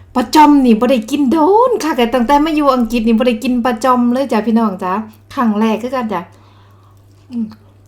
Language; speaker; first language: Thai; native; Thai